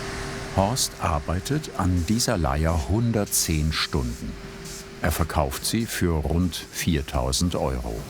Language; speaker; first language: German; native; German